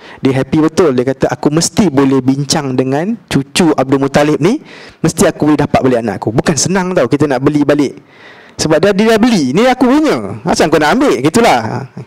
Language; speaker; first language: Malay; native; Malay